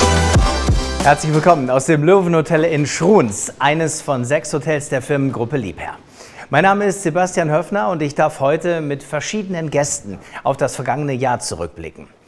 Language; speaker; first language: German; native; German